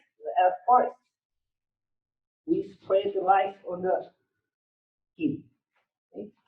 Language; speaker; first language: English; non-native, learner; Korean